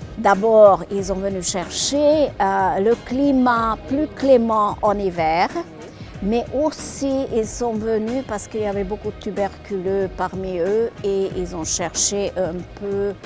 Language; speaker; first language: French; non-native, fluent; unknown